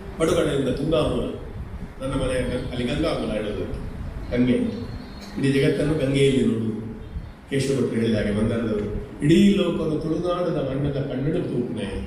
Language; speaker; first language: Kannada; non-native, local second language; Konkani